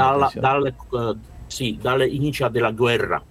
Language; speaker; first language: Italian; non-native, learner; Russian